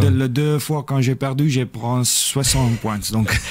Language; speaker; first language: French; non-native, learner; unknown